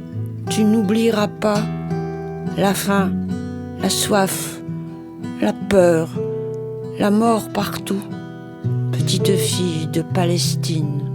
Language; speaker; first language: French; native; French